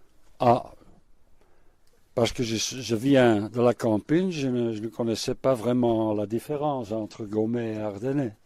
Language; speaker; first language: French; non-native, local second language; Dutch